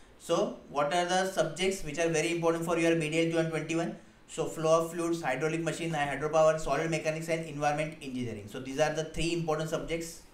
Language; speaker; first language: English; non-native, local second language; Hindi